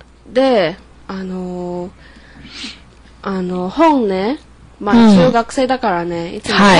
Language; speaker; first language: Japanese; native; Japanese